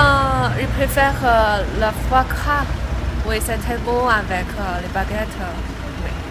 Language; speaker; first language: French; non-native, learner; Chinese